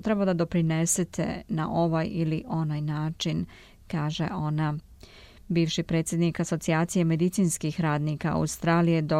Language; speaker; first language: Serbian; native; Serbian